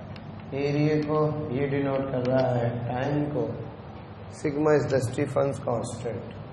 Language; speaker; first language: Hindi; native; Hindi